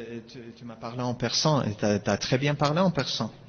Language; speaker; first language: French; non-native, fluent; Persian